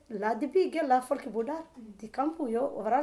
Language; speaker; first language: Norwegian; non-native, learner; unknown